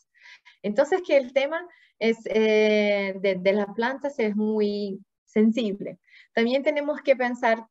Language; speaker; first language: Spanish; non-native, fluent; Portuguese